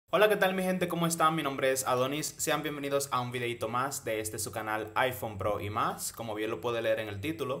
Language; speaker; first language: Spanish; native; Spanish